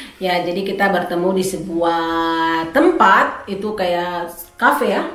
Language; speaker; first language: Indonesian; native; Indonesian